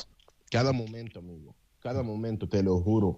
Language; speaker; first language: Spanish; non-native, fluent; Arabic